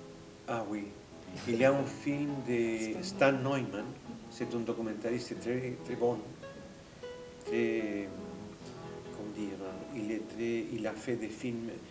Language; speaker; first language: French; non-native, fluent; Spanish